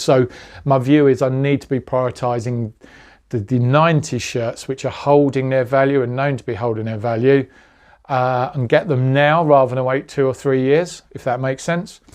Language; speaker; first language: English; native; English